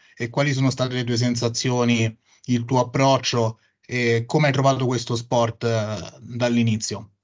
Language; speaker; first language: Italian; non-native, fluent; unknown